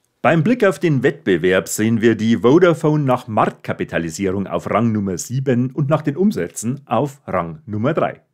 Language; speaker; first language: German; native; German